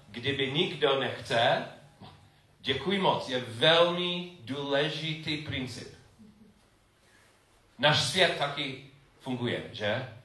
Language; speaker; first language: Czech; non-native, learner; English